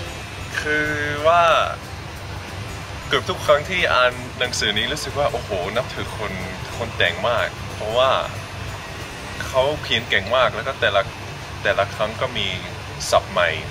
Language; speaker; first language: Thai; non-native, fluent; Dutch